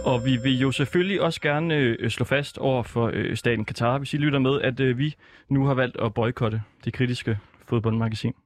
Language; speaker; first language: Danish; native; Danish